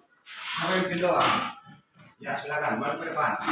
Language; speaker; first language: Indonesian; native; Indonesian